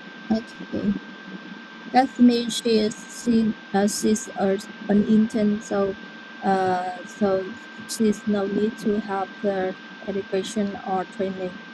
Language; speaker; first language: English; non-native, learner; Vietnamese